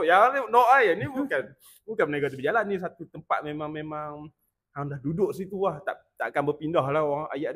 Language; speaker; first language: Malay; native; Malay